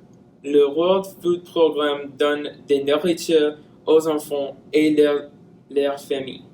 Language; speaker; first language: French; non-native, learner; English